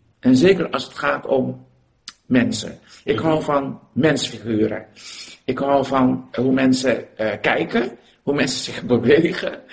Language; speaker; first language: Dutch; native; Dutch